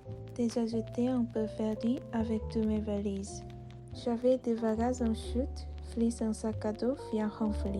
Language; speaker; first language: French; non-native, learner; Korean